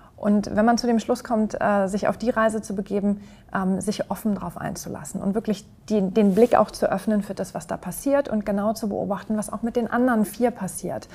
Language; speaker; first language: German; native; German